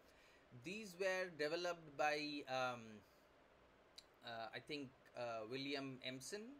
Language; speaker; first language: English; non-native, local second language; Bangla